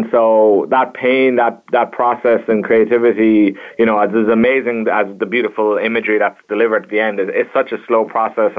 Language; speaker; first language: English; native; English